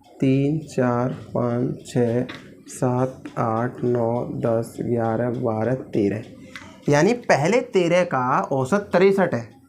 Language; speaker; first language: Hindi; native; Hindi